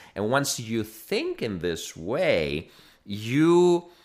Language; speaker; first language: English; non-native, fluent; Greek